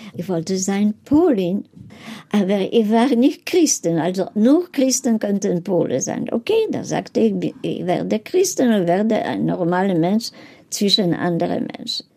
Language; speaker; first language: German; non-native, fluent; Polish